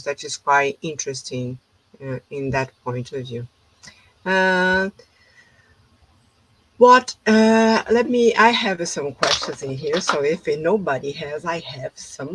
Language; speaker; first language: English; non-native, fluent; Portuguese